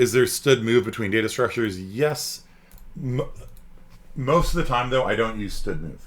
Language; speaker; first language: English; native; English